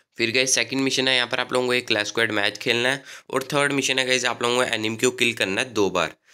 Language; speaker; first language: Hindi; native; Hindi